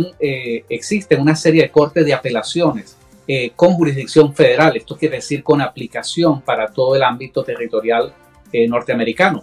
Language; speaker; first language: Spanish; native; Spanish